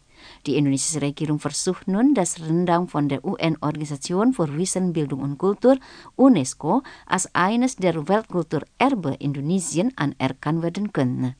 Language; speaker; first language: German; non-native, fluent; Indonesian